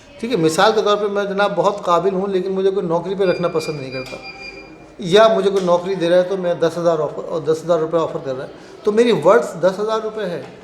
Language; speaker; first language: Urdu; native; Urdu